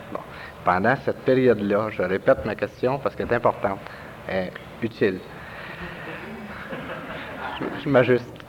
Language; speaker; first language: French; native; French